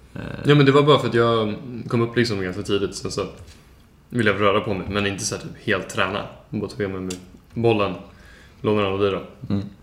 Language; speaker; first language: Swedish; native; Swedish